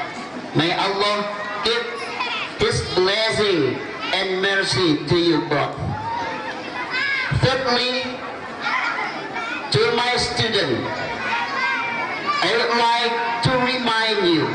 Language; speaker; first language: English; non-native, learner; Indonesian